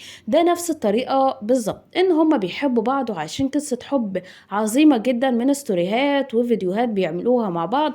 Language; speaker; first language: Arabic; native; Arabic